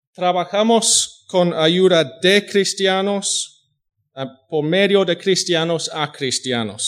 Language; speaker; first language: Spanish; non-native, fluent; English